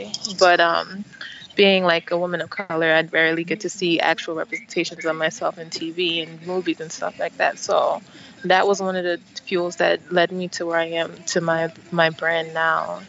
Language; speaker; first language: English; native; English